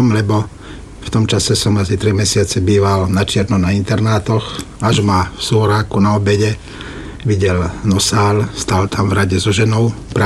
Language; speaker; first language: Slovak; native; Slovak